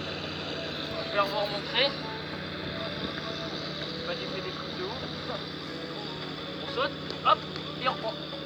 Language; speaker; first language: French; native; French